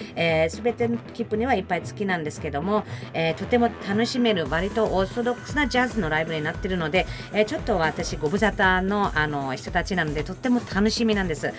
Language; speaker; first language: Japanese; non-native, fluent; German